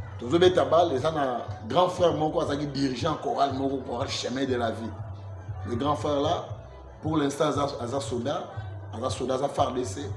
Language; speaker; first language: Lingala; non-native, local second language; Luba-Lulua